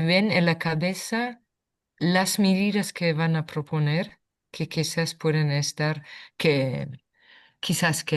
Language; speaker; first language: Spanish; non-native, fluent; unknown